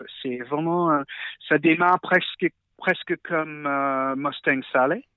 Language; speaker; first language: French; non-native, fluent; English